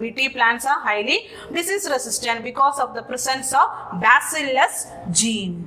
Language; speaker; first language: English; non-native, local second language; Malayalam